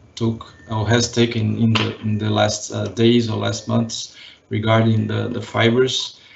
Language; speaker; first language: English; non-native, fluent; Portuguese